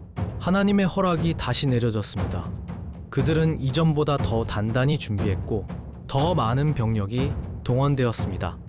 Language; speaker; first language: Korean; native; Korean